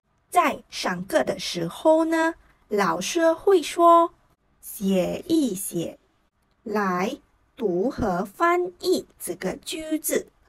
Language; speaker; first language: Chinese; non-native, learner; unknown